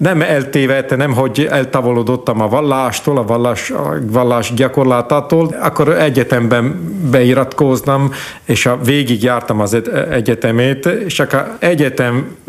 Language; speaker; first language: Hungarian; non-native, fluent; Italian